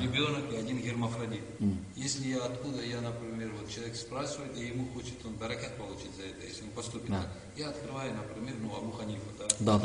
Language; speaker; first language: Russian; non-native, learner; Turkish